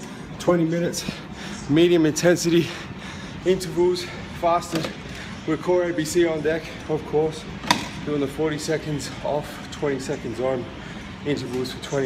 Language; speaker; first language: English; native; English